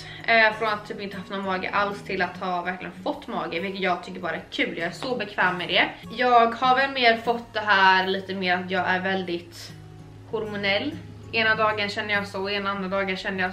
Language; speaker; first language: Swedish; native; Swedish